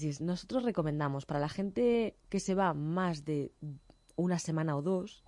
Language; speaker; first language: Spanish; native; Spanish